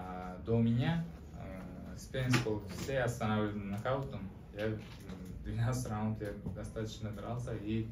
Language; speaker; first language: Russian; non-native, learner; Uzbek